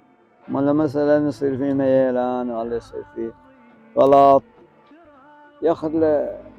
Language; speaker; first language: Arabic; native; Arabic